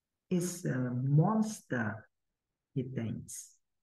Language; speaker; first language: English; non-native, fluent; Vietnamese